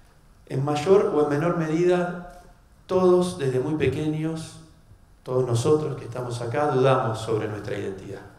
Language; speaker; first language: Spanish; native; Spanish